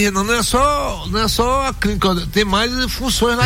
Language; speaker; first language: Portuguese; native; Portuguese